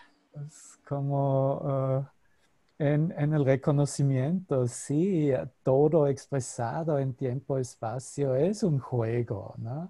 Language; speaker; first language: Spanish; non-native, fluent; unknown